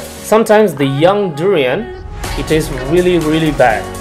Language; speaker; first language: English; non-native, fluent; Indonesian